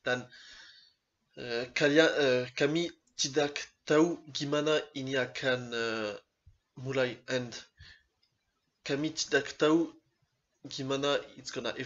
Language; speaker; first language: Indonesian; non-native, learner; French